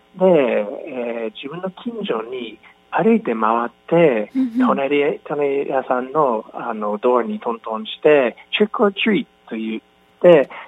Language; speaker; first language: Japanese; non-native, fluent; English